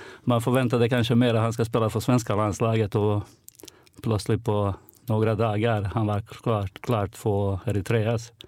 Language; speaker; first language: Swedish; non-native, fluent; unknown